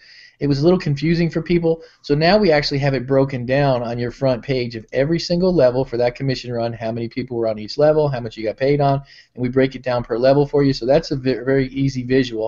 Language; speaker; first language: English; native; English